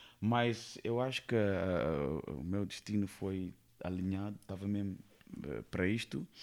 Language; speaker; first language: Portuguese; non-native, fluent; Kabuverdianu